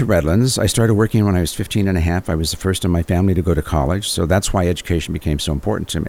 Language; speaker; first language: English; native; English